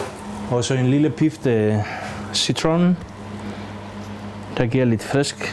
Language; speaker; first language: Danish; non-native, fluent; Greek